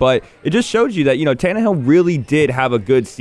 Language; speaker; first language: English; native; English